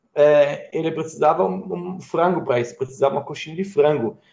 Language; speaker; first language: Portuguese; non-native, fluent; German